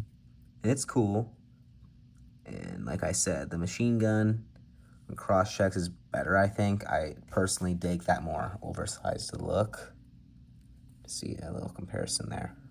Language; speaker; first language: English; native; English